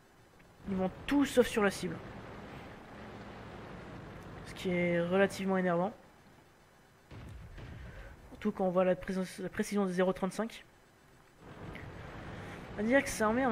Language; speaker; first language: French; native; French